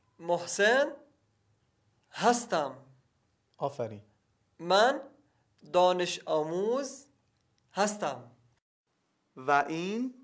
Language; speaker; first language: Persian; non-native, learner; Arabic